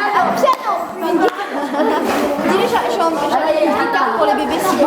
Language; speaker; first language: French; native; French